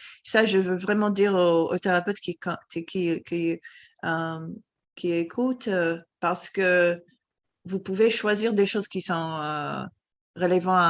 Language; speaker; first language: French; non-native, fluent; English